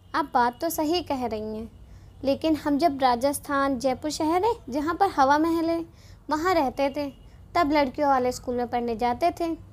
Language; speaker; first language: Hindi; native; Hindi